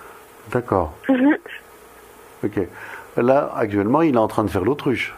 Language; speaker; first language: French; native; French